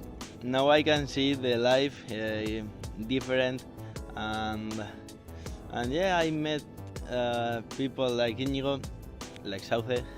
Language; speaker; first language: English; non-native, fluent; Spanish